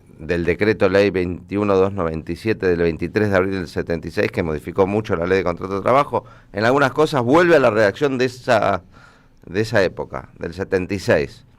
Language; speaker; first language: Spanish; native; Spanish